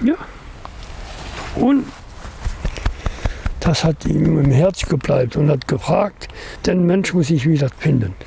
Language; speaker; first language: German; non-native, learner; French